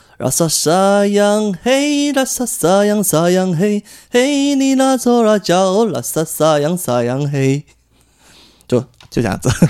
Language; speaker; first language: Chinese; native; Chinese